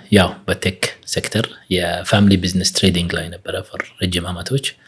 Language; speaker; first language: Amharic; early bilingual, heritage; Arabic